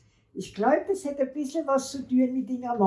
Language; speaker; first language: German; non-native, fluent; French